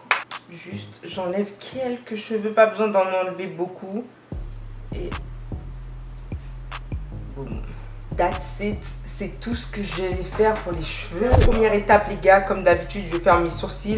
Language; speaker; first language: French; native; French